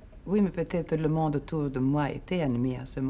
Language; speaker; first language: French; non-native, fluent; Swedish